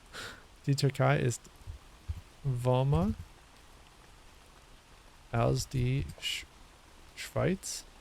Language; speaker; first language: German; non-native, learner; English